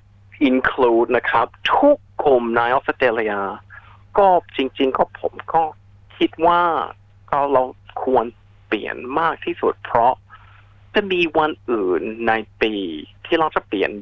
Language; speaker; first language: Thai; non-native, fluent; English